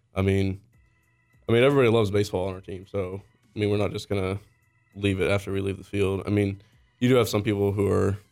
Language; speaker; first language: English; native; English